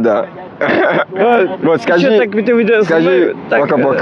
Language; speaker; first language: Russian; non-native, fluent; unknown